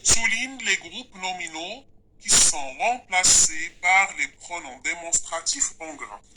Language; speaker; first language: French; non-native, local second language; Arabic